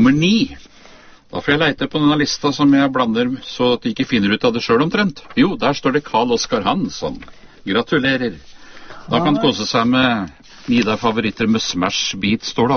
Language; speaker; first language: Norwegian; native; Norwegian